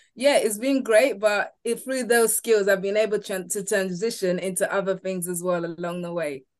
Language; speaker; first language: English; early bilingual, other home language; Yoruba